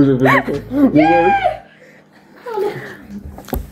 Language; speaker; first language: French; native; French